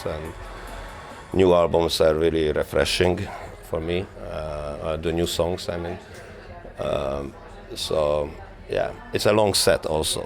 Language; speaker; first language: English; non-native, fluent; Hungarian